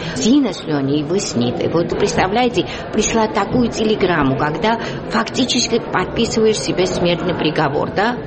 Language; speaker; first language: Russian; non-native, local second language; Georgian